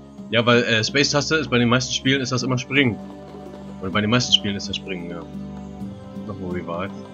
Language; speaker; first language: German; native; German